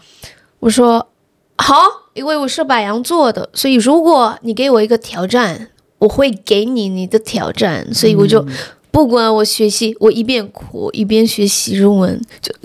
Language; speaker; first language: Chinese; non-native, fluent; Indonesian